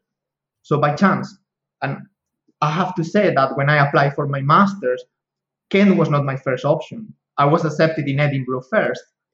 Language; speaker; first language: English; non-native, fluent; Spanish